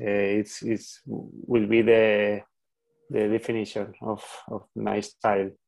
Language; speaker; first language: English; non-native, learner; Spanish